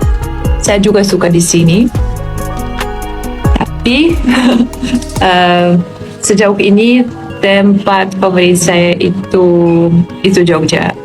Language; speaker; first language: Indonesian; non-native, fluent; Polish